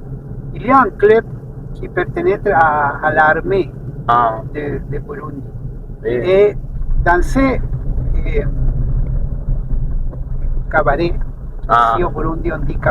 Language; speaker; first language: French; non-native, fluent; Spanish